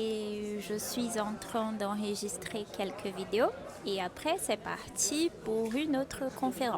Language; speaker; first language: French; non-native, fluent; Portuguese